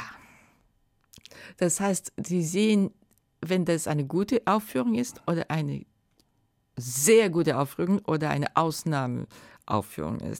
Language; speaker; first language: German; non-native, fluent; Japanese